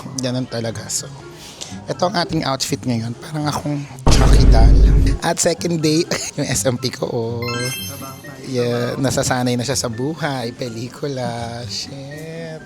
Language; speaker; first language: Filipino; non-native, local second language; Pampanga